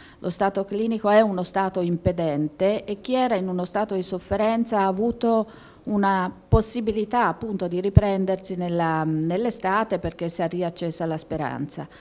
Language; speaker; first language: Italian; native; Italian